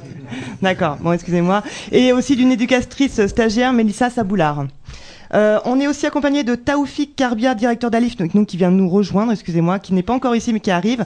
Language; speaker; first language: French; native; French